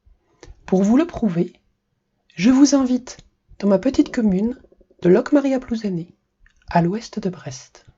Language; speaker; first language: French; native; French